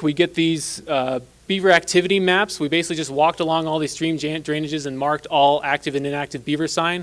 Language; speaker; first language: English; native; English